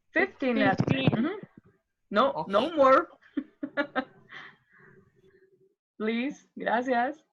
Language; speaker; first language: English; non-native, learner; Spanish